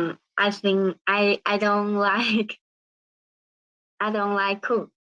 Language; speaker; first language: English; non-native, learner; Vietnamese